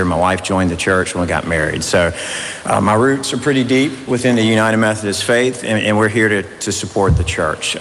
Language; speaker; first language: English; native; English